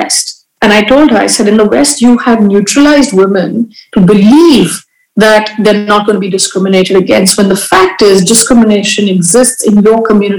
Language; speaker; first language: English; non-native, local second language; Hindi